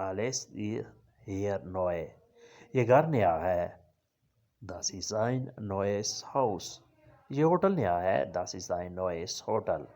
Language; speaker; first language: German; non-native, learner; Urdu